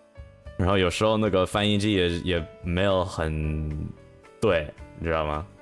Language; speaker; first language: Chinese; non-native, learner; English